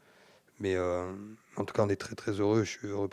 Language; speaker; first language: French; native; French